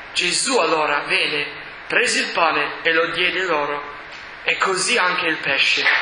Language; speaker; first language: Italian; non-native, fluent; English